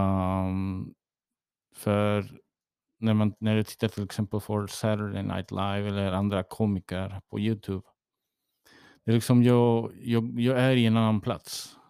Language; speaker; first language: Swedish; early bilingual, heritage; English